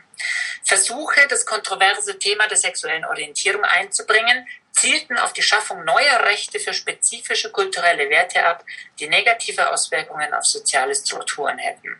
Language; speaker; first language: German; native; German